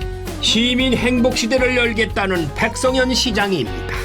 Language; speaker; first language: Korean; native; Korean